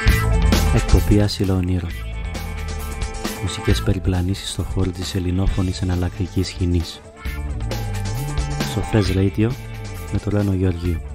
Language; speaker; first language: Greek; native; Greek